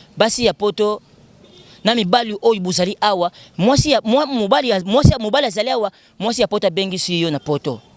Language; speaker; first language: Lingala; non-native, local second language; Kituba (Democratic Republic of Congo)